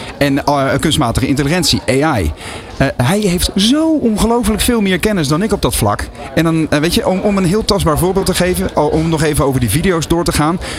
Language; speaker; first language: Dutch; native; Dutch